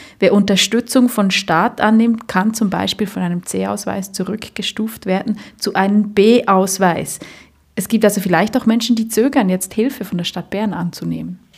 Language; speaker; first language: German; native; German